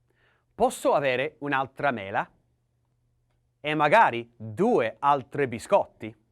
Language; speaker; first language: Italian; non-native, learner; English